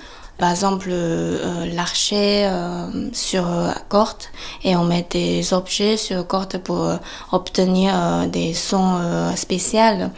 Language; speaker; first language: French; non-native, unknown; Chinese